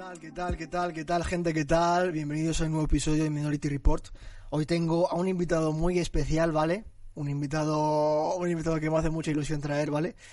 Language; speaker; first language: Spanish; early bilingual, other home language; Arabic